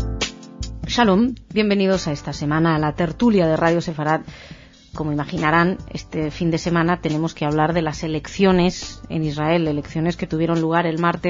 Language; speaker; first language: Spanish; native; Spanish